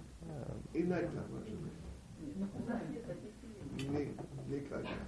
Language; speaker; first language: Russian; non-native, learner; English